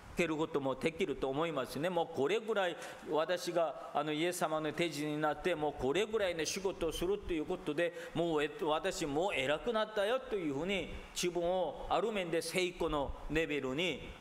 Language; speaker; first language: Japanese; non-native, fluent; Korean